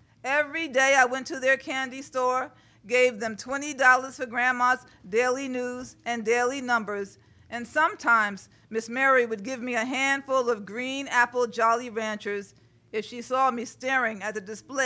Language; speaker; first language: English; native; English